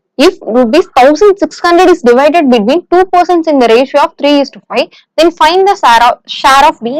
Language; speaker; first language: English; non-native, local second language; Tamil